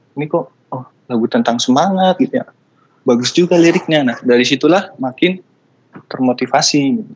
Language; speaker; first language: Indonesian; native; Indonesian